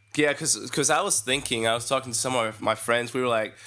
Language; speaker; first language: English; non-native, fluent; Danish